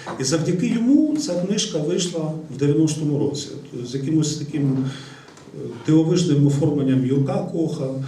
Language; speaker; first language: Ukrainian; native; Ukrainian